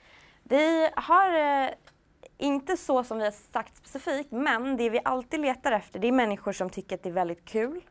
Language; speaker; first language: Swedish; native; Swedish